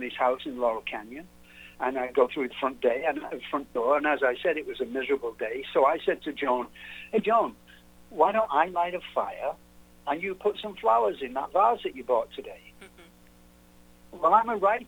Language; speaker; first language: English; native; English